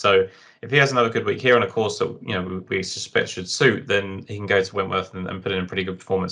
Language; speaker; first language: English; native; English